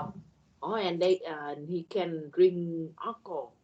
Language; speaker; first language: English; non-native, learner; Vietnamese